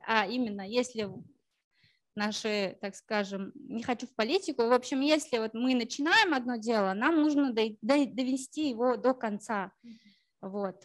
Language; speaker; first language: Russian; native; Russian